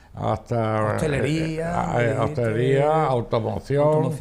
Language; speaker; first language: Spanish; native; Spanish